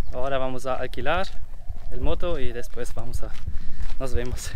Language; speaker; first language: Spanish; non-native, learner; German